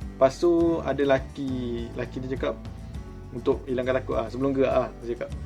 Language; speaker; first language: Malay; native; Malay